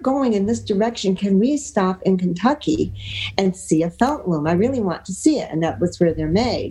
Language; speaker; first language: English; native; English